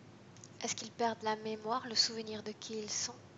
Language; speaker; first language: French; native; French